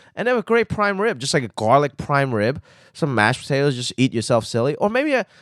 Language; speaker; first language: English; non-native, local second language; Cantonese